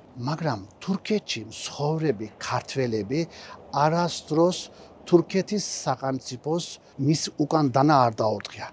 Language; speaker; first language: Georgian; early bilingual, heritage; Georgian